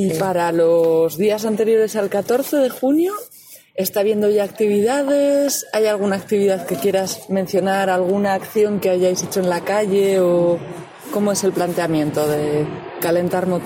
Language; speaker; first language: Spanish; native; Spanish